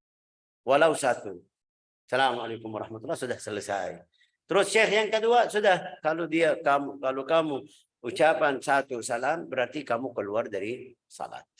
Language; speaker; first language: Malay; non-native, fluent; Arabic